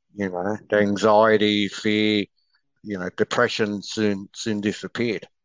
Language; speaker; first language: English; native; English